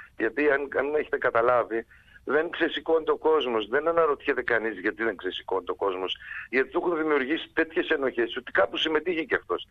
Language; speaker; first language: Greek; early bilingual, heritage; Greek